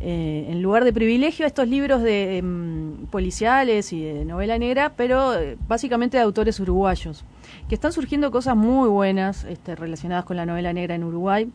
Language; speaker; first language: Spanish; native; Spanish